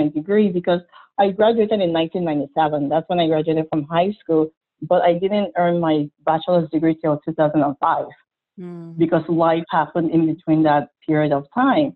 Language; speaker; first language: English; non-native, local second language; Igbo